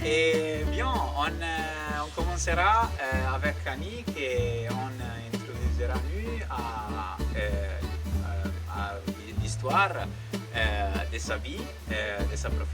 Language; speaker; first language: French; non-native, learner; Italian